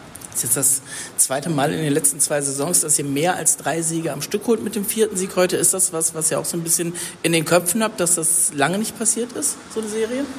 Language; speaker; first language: German; native; German